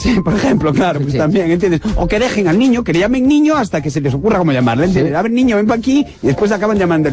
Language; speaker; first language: Spanish; native; Spanish